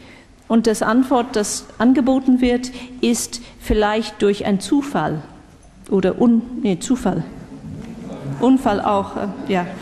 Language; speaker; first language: German; non-native, fluent; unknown